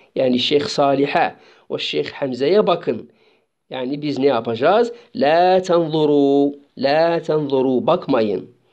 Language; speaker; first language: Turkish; non-native, fluent; Arabic